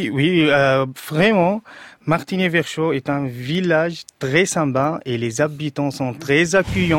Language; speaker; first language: French; non-native, fluent; Arabic